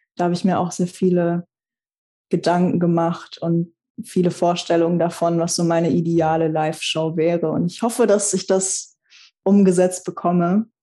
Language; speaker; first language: German; early bilingual, other home language; Russian